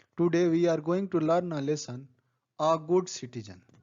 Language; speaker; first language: English; non-native, local second language; Hindi